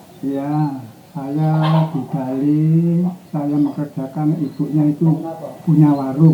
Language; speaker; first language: Indonesian; non-native, local second language; Javanese